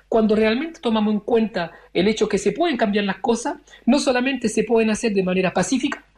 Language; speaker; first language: Spanish; early bilingual, other home language; French